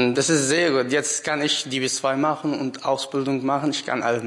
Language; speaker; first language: German; non-native, learner; Arabic